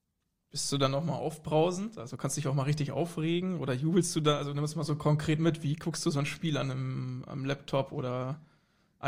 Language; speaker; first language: German; native; German